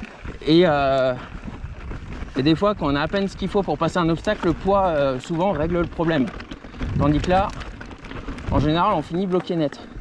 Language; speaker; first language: French; native; French